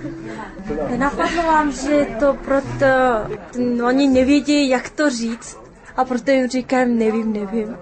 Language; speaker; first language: Czech; non-native, fluent; Mongolian